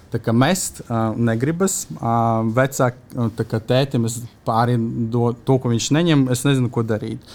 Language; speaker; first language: Latvian; non-native, local second language; Russian